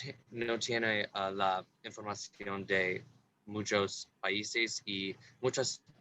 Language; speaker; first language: Spanish; non-native, learner; English